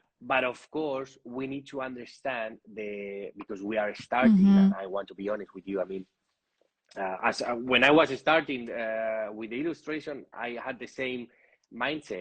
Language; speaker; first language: English; non-native, learner; Spanish